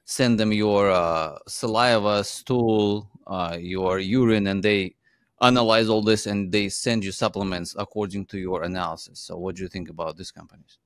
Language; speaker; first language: English; non-native, fluent; Uzbek